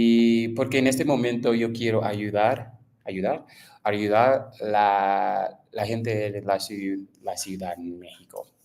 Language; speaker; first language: Spanish; non-native, learner; English